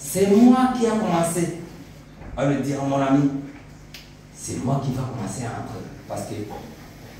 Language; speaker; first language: French; non-native, local second language; Rundi